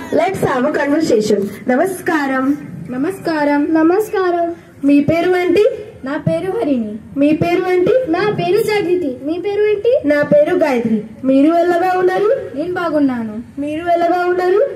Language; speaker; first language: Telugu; non-native, learner; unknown